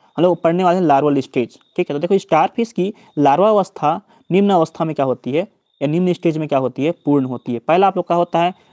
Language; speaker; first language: Hindi; native; Hindi